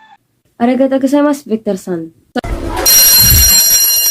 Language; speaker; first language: Japanese; non-native, learner; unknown